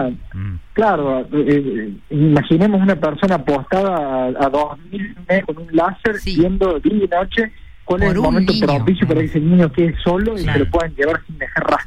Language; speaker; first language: Spanish; native; Spanish